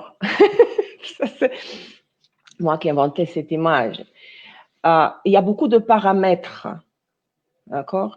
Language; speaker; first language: French; non-native, fluent; Russian